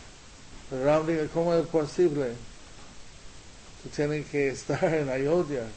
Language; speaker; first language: Spanish; non-native, learner; English